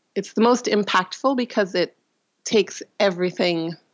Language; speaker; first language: English; non-native, fluent; Russian